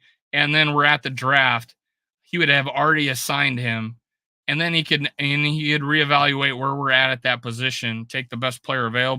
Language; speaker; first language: English; native; English